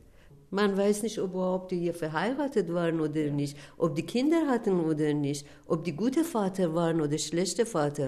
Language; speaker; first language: German; non-native, fluent; Persian